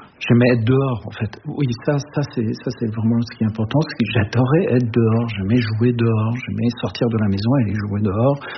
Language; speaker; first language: French; early bilingual, other home language; Arabic